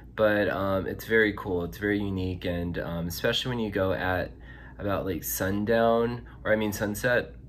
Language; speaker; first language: English; native; English